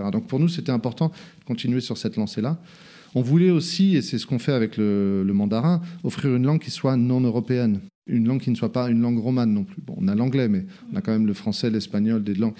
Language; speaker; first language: French; native; French